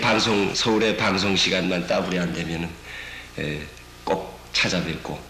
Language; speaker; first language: Korean; native; Korean